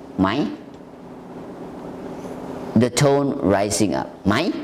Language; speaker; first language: English; non-native, learner; Thai